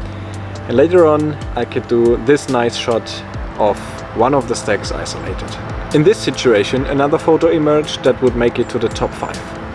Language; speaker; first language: English; non-native, fluent; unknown